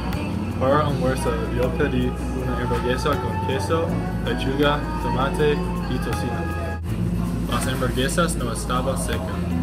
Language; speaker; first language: Spanish; non-native, learner; English